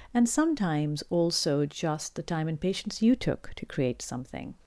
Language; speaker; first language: English; non-native, local second language; Urdu